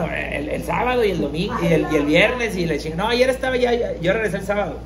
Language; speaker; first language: Spanish; native; Spanish